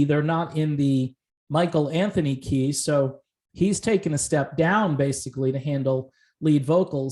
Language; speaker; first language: English; native; English